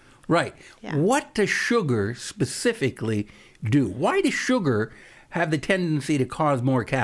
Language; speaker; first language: English; native; English